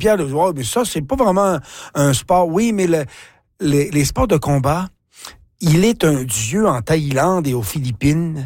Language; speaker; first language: French; native; French